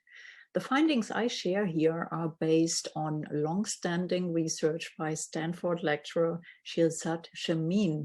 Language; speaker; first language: English; non-native, fluent; German